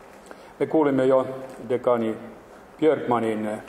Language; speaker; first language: Finnish; native; Finnish